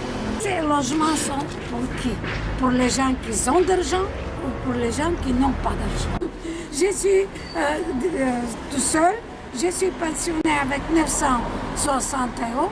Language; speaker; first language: French; non-native, learner; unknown